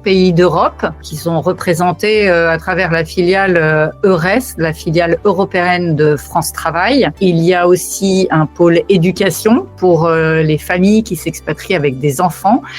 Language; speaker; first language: French; native; French